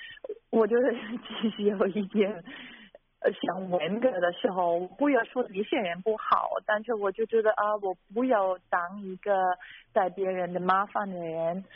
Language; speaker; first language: Chinese; non-native, fluent; German